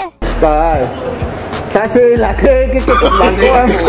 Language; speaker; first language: Vietnamese; non-native, fluent; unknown